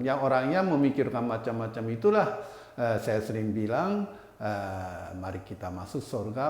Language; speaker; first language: Indonesian; non-native, fluent; Japanese